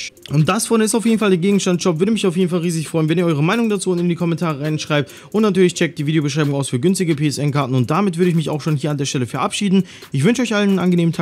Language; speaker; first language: German; native; German